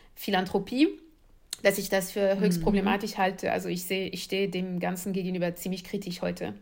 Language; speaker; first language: German; non-native, fluent; French